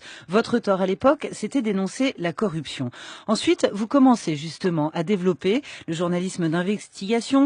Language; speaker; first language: French; native; French